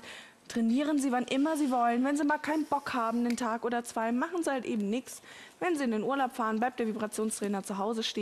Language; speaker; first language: German; native; German